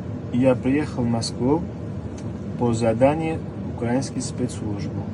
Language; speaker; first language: Russian; non-native, learner; Uzbek